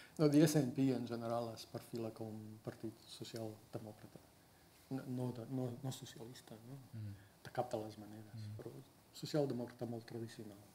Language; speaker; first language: Catalan; non-native, fluent; English